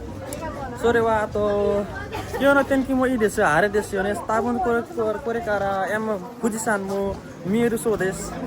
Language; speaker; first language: Japanese; non-native, learner; Nepali